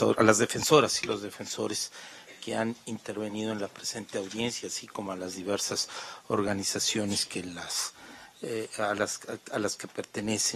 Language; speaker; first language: Spanish; native; Spanish